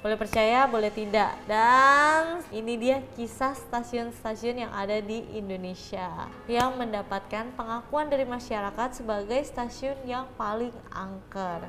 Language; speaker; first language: Indonesian; native; Indonesian